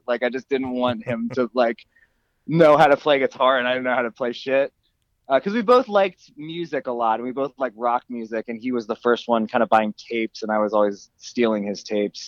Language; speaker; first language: English; native; English